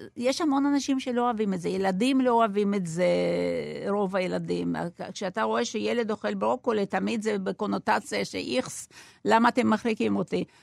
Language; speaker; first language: Hebrew; non-native, fluent; Russian